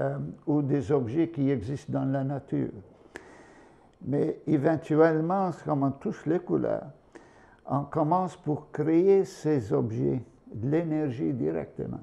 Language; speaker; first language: French; non-native, fluent; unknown